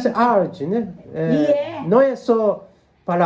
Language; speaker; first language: Portuguese; non-native, learner; Japanese